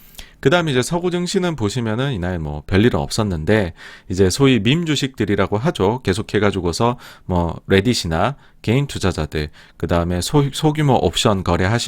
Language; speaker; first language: Korean; native; Korean